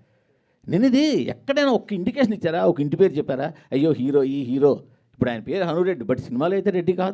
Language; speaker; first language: Telugu; native; Telugu